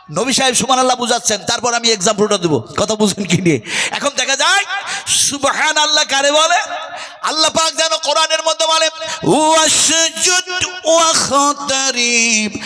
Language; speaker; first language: Bangla; non-native, local second language; Urdu